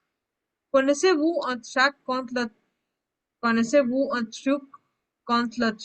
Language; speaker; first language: French; non-native, learner; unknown